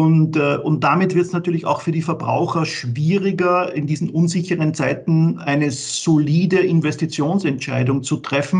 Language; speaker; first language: German; native; German